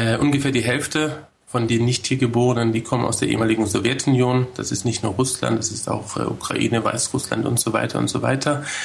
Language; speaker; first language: German; early bilingual, other home language; Hebrew